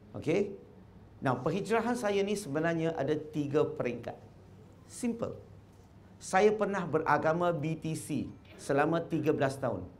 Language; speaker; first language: Malay; non-native, local second language; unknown